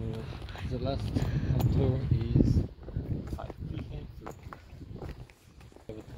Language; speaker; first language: English; non-native, learner; French